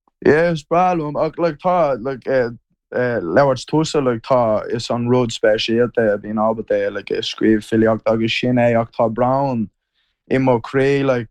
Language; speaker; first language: Irish; non-native, learner; English